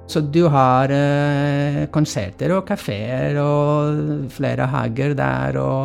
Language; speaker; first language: Norwegian; non-native, fluent; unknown